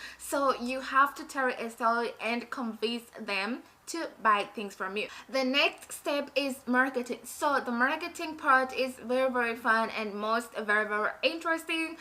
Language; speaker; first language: English; non-native, fluent; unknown